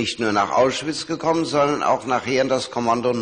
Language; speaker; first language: German; native; German